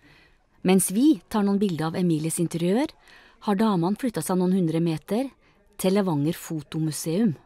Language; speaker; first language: Norwegian; native; Norwegian